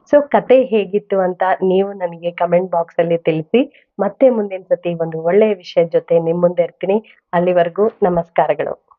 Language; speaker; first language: Kannada; non-native, local second language; Telugu